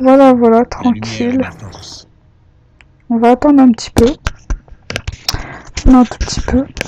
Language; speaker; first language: French; native; French